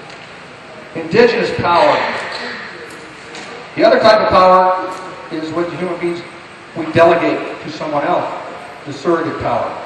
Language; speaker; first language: English; native; English